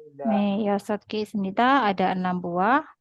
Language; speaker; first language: Korean; non-native, learner; Indonesian